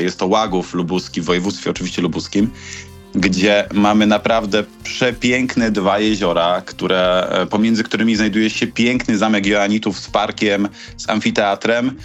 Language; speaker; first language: Polish; native; Polish